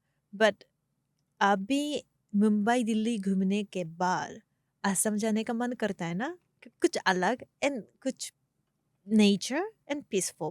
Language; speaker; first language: Hindi; non-native, fluent; Japanese